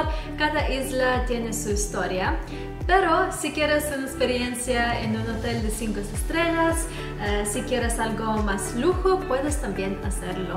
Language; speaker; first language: Spanish; non-native, fluent; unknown